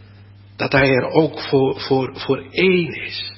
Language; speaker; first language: Dutch; native; Dutch